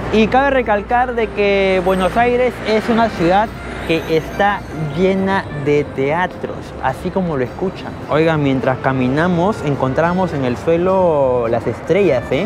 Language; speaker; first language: Spanish; native; Spanish